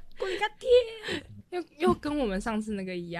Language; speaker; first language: Chinese; native; Chinese